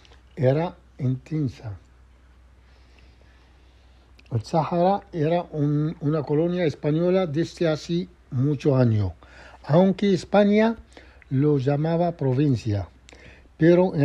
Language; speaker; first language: Spanish; non-native, fluent; Arabic